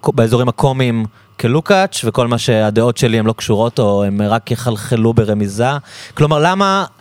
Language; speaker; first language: Hebrew; native; Hebrew